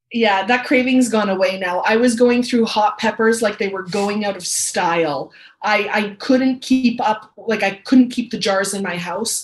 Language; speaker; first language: English; native; English